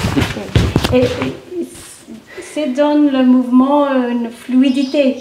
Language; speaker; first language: French; non-native, learner; English